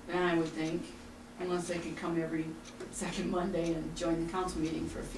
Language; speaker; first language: English; native; English